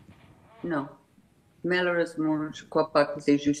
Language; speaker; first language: French; non-native, fluent; English